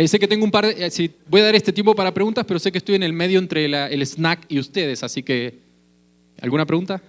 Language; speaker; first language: Spanish; native; Spanish